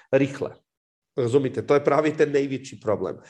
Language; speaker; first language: Czech; non-native, fluent; Serbian